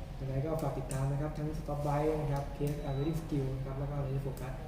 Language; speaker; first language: Thai; native; Thai